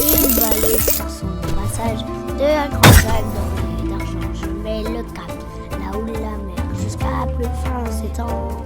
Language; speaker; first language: French; native; French